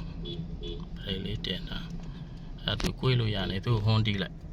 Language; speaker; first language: Burmese; native; Burmese